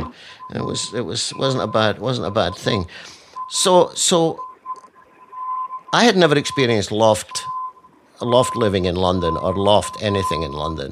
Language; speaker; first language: English; native; English